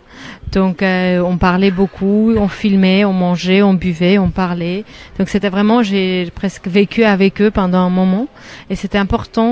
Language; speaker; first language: French; non-native, fluent; Armenian